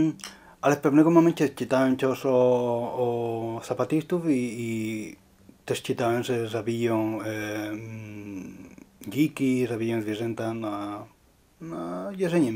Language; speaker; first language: Polish; non-native, learner; Spanish